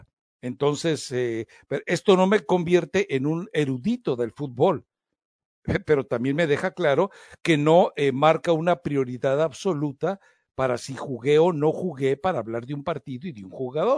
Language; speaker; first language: Spanish; native; Spanish